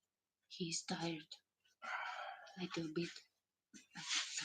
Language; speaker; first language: English; non-native, learner; Ukrainian